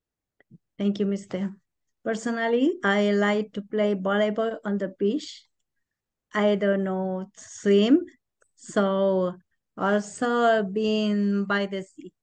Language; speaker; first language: English; non-native, learner; Spanish